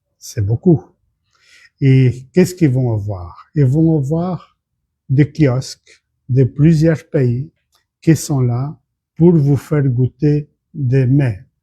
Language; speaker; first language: French; non-native, fluent; Portuguese